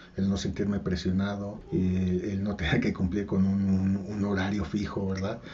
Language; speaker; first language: Spanish; native; Spanish